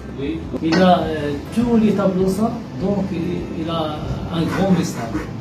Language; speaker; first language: French; non-native, local second language; Arabic